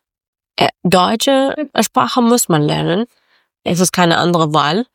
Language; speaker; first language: German; non-native, learner; Persian